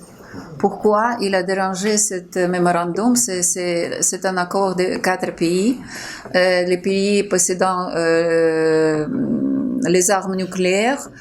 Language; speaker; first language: French; non-native, fluent; Ukrainian